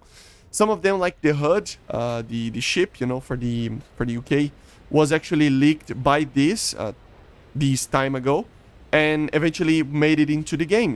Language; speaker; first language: English; non-native, fluent; Portuguese